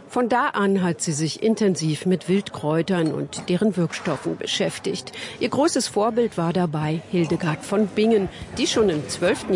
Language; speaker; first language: German; native; German